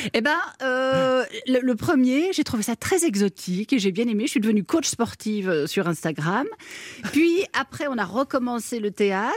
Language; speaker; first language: French; native; French